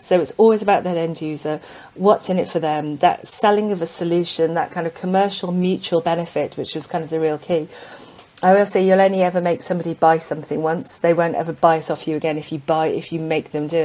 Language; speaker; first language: English; native; English